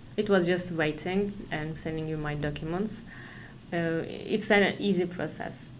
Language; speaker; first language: English; non-native, fluent; Turkish